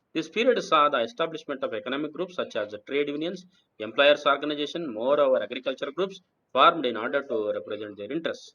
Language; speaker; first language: English; non-native, local second language; Telugu